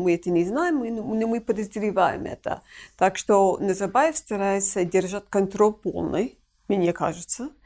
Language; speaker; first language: Russian; non-native, fluent; English